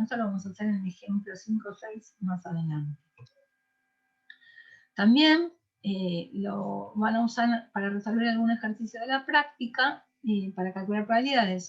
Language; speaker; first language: Spanish; native; Spanish